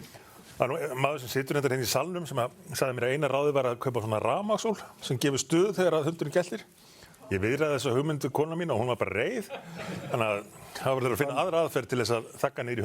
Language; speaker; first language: Icelandic; native; Icelandic